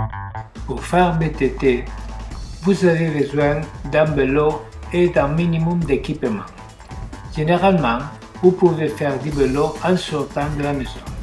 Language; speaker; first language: French; non-native, learner; Spanish